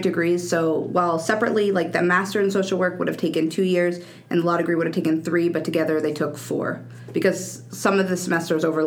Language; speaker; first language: English; native; English